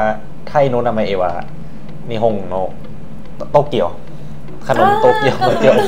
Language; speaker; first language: Japanese; non-native, learner; Thai